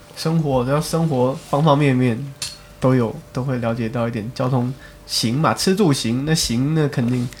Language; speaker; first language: Chinese; native; Chinese